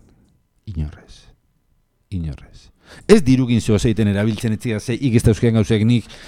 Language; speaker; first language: Basque; native; Basque